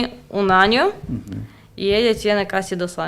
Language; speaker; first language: Spanish; non-native, learner; Russian